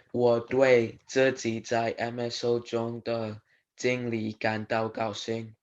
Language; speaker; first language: Chinese; non-native, learner; English